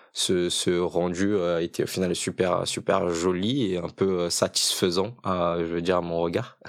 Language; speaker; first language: French; early bilingual, other home language; Portuguese